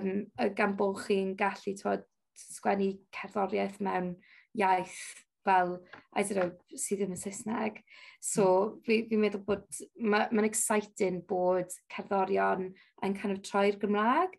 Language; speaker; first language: Welsh; non-native, local second language; English